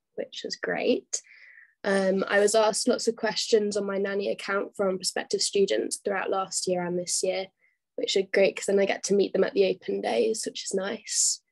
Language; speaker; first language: English; native; English